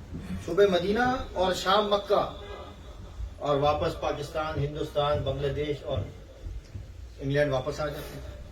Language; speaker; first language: Urdu; native; Urdu